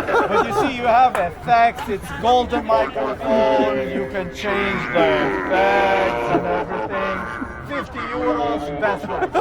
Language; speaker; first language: English; non-native, fluent; Albanian